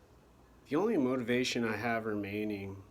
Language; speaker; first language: English; native; English